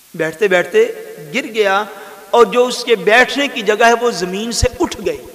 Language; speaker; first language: Urdu; non-native, local second language; Punjabi